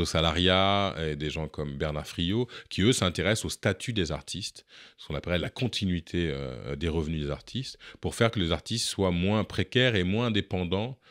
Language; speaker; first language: French; native; French